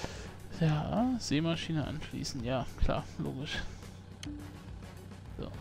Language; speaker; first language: German; native; German